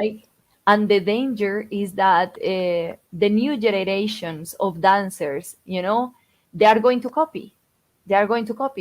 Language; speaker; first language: English; non-native, fluent; Spanish